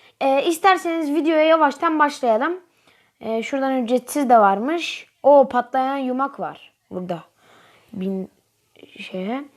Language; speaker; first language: Turkish; native; Turkish